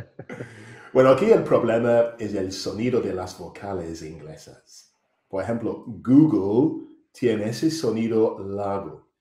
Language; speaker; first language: Spanish; non-native, fluent; English